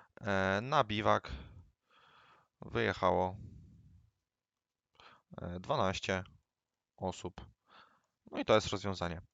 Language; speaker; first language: Polish; native; Polish